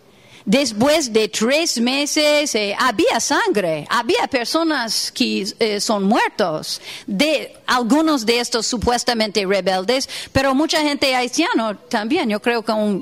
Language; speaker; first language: Spanish; non-native, fluent; English